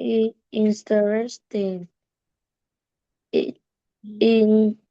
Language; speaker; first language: English; non-native, learner; Vietnamese